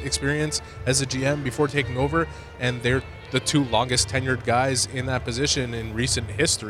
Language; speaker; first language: English; native; English